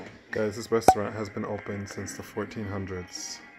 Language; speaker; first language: English; native; English